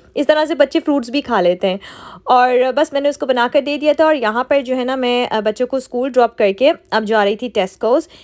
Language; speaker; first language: Urdu; native; Urdu